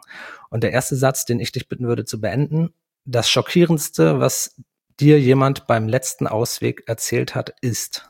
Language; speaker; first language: German; native; German